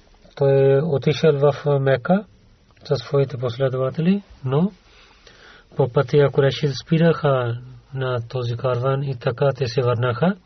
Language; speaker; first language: Bulgarian; non-native, learner; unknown